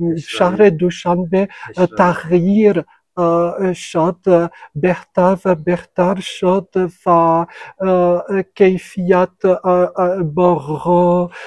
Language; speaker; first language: Persian; non-native, fluent; French